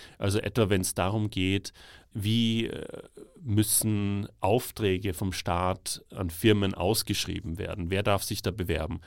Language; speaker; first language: German; native; German